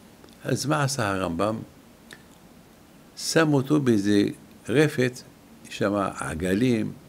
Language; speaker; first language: Hebrew; non-native, fluent; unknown